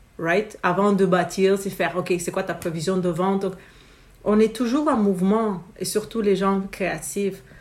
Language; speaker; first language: French; non-native, fluent; Romanian